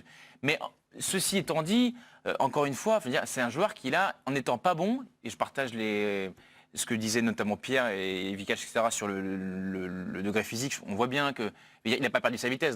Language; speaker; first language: French; native; French